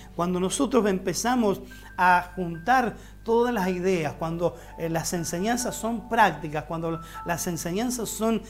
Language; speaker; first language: Spanish; native; Spanish